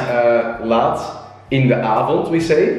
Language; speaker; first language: English; non-native, fluent; Dutch